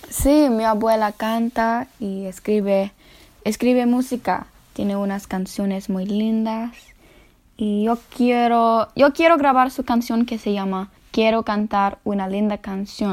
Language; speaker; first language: Spanish; non-native, fluent; English